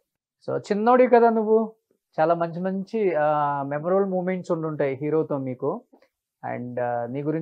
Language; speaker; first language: Telugu; native; Telugu